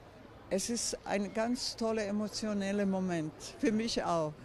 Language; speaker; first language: German; non-native, fluent; Croatian